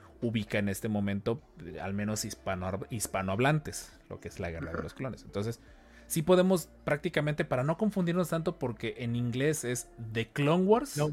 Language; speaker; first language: Spanish; native; Spanish